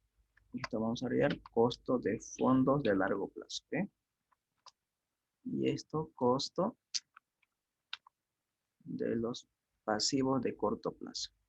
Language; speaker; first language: Spanish; native; Spanish